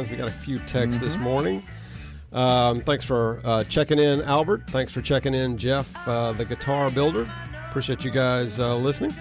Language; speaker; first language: English; native; English